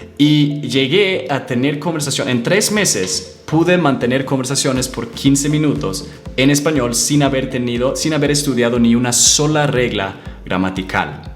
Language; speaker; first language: Spanish; non-native, fluent; English